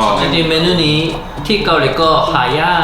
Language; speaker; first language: Thai; non-native, fluent; Korean